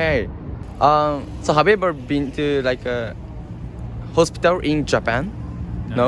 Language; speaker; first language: English; non-native, learner; Japanese